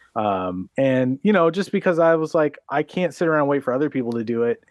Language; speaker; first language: English; early bilingual, other home language; Arabic